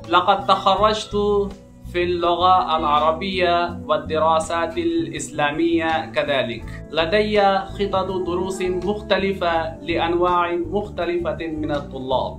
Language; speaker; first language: Arabic; non-native, fluent; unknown